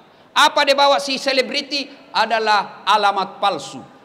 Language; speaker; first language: Malay; non-native, local second language; Buginese